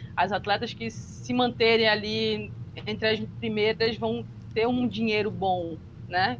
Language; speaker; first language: Portuguese; native; Portuguese